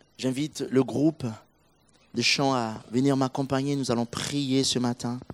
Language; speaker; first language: French; non-native, local second language; Sango